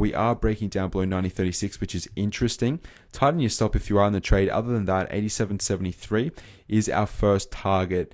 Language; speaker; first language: English; native; English